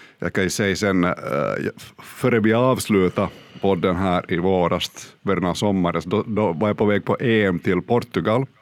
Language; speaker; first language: Swedish; native; Swedish